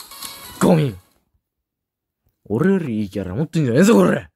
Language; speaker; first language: Japanese; native; Japanese